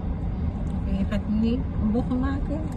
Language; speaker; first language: Dutch; non-native, fluent; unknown